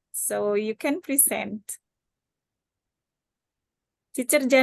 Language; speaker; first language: English; non-native, learner; Indonesian